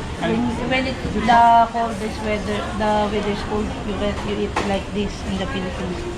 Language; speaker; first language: English; non-native, local second language; Filipino